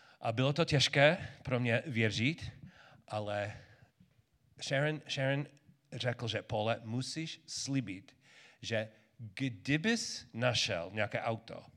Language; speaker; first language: Czech; non-native, learner; English